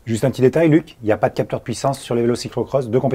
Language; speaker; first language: French; native; French